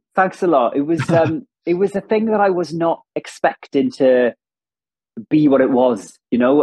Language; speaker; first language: English; non-native, local second language; Welsh